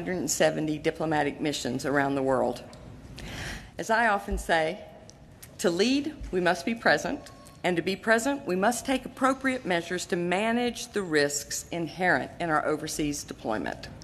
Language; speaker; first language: English; native; English